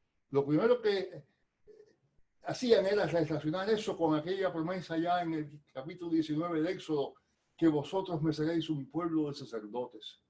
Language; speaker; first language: Spanish; native; Spanish